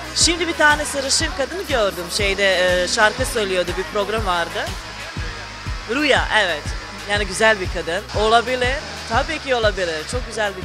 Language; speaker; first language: Turkish; non-native, fluent; Serbian